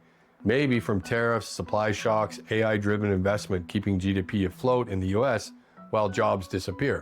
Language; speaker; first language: English; native; English